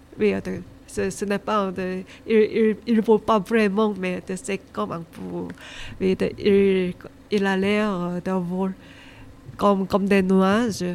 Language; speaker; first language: French; non-native, learner; Korean